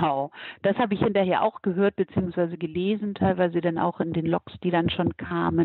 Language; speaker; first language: German; native; German